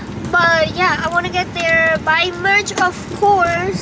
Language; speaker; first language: English; early bilingual, other home language; Spanish